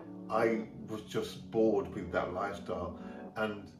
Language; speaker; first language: English; native; English